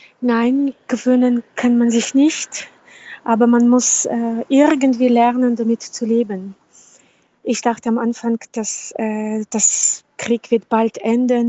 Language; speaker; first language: German; non-native, fluent; Ukrainian